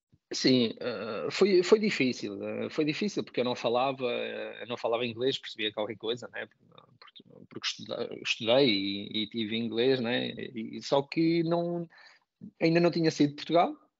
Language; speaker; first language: Portuguese; native; Portuguese